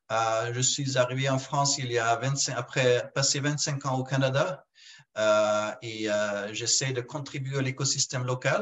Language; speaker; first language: French; non-native, fluent; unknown